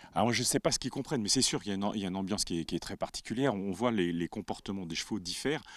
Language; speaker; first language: French; native; French